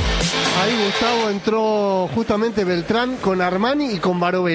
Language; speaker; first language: Spanish; native; Spanish